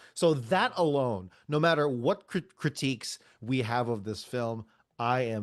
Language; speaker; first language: English; native; English